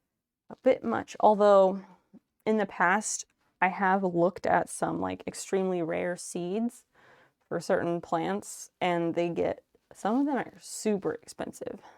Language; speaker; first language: English; native; English